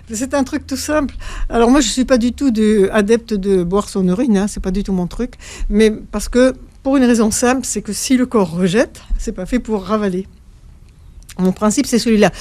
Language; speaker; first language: French; native; French